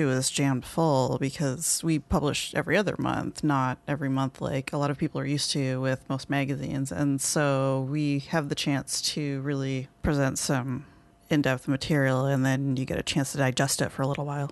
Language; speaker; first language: English; native; English